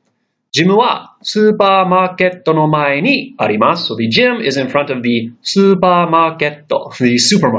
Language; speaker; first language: Japanese; non-native, fluent; English